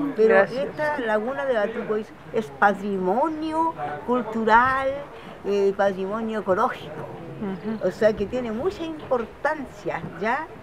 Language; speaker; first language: Spanish; native; Spanish